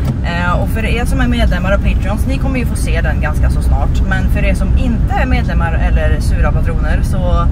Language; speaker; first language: Swedish; native; Swedish